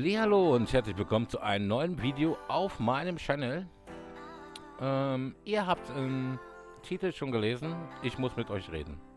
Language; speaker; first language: German; native; German